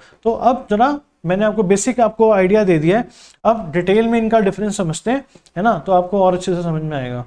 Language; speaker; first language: Hindi; native; Hindi